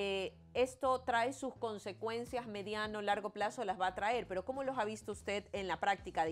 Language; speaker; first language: Spanish; native; Spanish